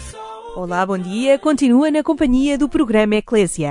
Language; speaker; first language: Portuguese; native; Portuguese